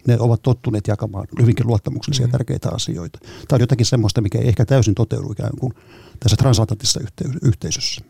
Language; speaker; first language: Finnish; native; Finnish